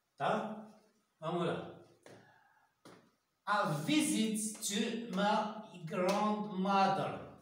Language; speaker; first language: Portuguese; non-native, learner; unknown